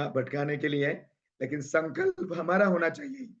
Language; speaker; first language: Hindi; non-native, local second language; Marathi